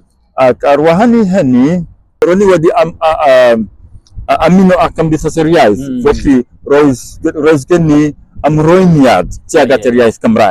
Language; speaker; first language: Welsh; non-native, fluent; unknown